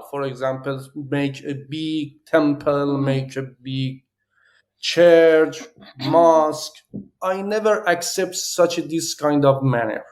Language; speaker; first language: English; non-native, learner; Persian